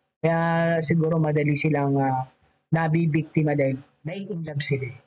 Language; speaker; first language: Filipino; native; Filipino